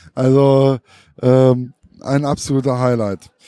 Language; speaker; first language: German; native; German